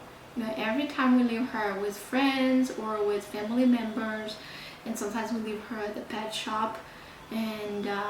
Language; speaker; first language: English; non-native, fluent; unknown